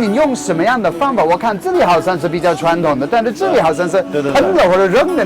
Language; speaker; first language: Chinese; non-native, fluent; English